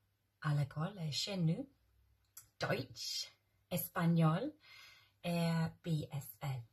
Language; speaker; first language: French; non-native, fluent; English